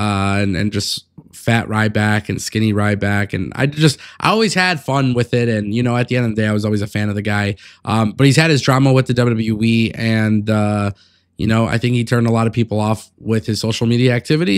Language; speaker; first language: English; native; English